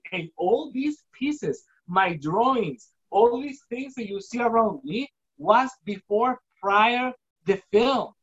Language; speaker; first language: English; non-native, fluent; Spanish